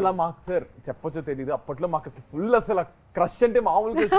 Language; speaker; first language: Telugu; native; Telugu